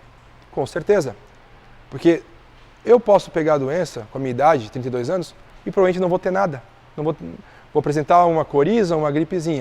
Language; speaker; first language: Portuguese; native; Portuguese